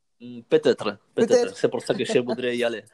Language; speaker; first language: French; non-native, learner; Spanish